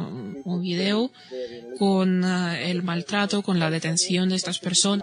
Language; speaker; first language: Spanish; non-native, fluent; Bosnian